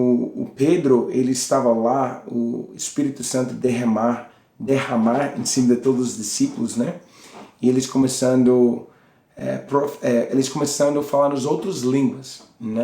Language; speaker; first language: Portuguese; non-native, learner; English